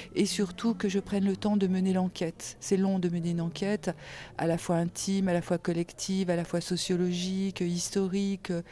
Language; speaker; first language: French; native; French